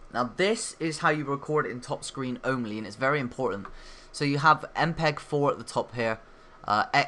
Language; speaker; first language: English; native; English